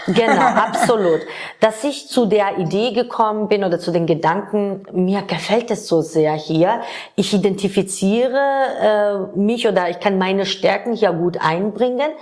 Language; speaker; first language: German; non-native, fluent; Georgian